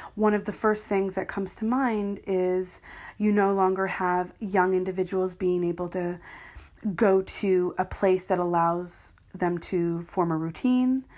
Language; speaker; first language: English; native; English